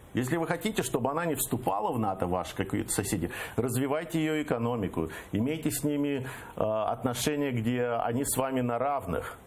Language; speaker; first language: Russian; early bilingual, heritage; Russian